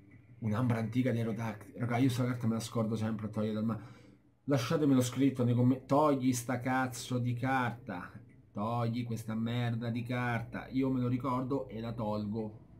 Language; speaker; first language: Italian; native; Italian